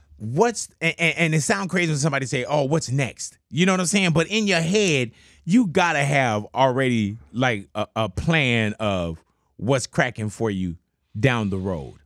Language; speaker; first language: English; native; English